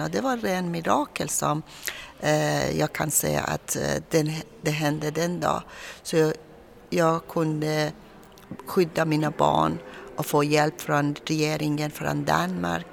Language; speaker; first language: Swedish; non-native, fluent; Persian